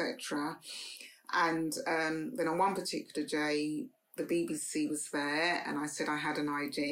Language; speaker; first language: English; native; English